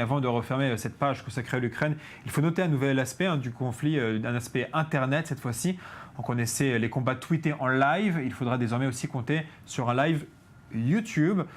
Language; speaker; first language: French; native; French